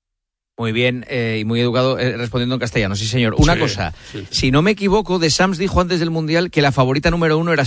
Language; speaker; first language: Spanish; native; Spanish